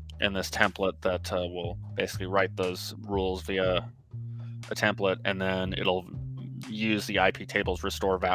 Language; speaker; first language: English; native; English